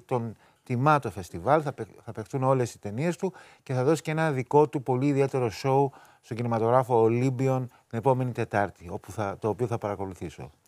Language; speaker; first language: Greek; native; Greek